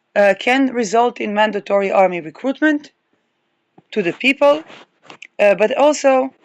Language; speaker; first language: English; non-native, fluent; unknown